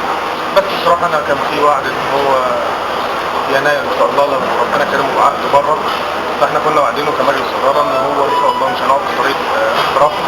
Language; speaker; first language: Arabic; native; Arabic